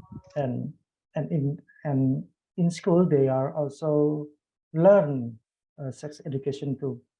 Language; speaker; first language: English; non-native, learner; Indonesian